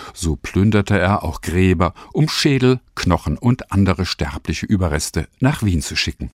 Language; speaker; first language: German; native; German